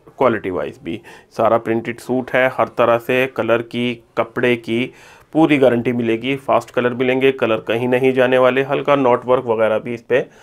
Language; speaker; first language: Hindi; native; Hindi